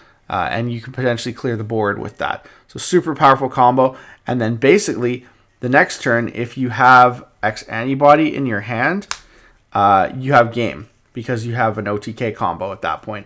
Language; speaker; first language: English; native; English